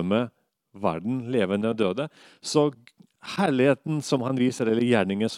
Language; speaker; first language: Norwegian; non-native, fluent; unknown